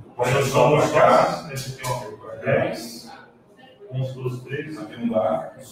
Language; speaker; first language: Portuguese; native; Portuguese